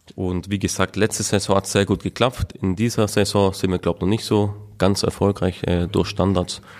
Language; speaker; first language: German; native; German